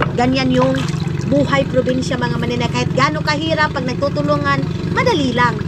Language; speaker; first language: Filipino; non-native, local second language; Cebuano